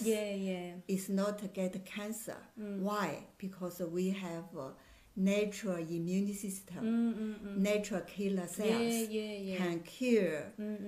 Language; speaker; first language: English; non-native, learner; Chinese